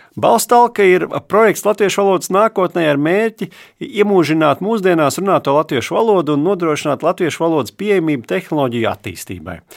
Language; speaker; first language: Latvian; native; Latvian